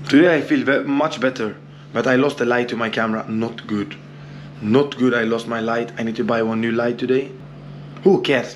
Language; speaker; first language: English; non-native, learner; Portuguese